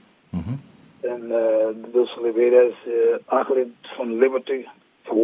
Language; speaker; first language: Dutch; non-native, learner; English